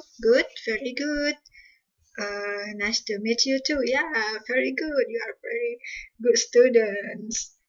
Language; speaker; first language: English; non-native, fluent; Indonesian